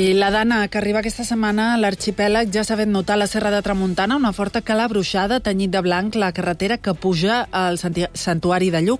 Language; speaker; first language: Catalan; native; Catalan